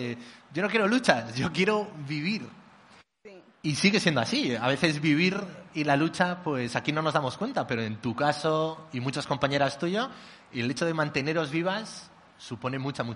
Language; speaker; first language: Spanish; native; Spanish